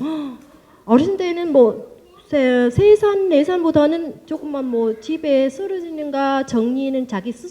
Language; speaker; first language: Korean; non-native, learner; Vietnamese